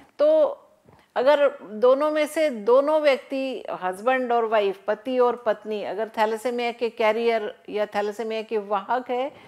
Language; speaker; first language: Hindi; non-native, local second language; Marathi